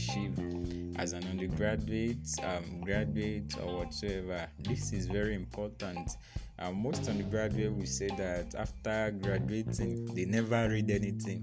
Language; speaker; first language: English; non-native, local second language; Yoruba